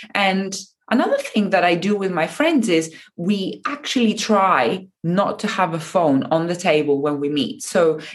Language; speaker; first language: English; non-native, fluent; Japanese